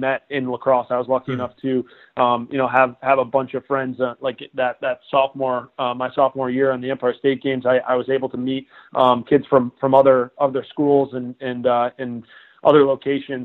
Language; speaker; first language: English; native; English